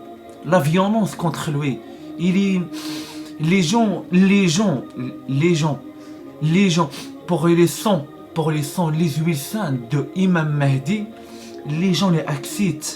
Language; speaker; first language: French; non-native, learner; Arabic